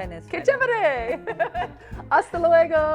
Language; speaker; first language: Spanish; non-native, fluent; English